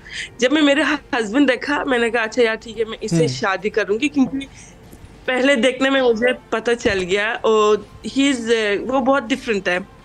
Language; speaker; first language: Hindi; non-native, fluent; Turkish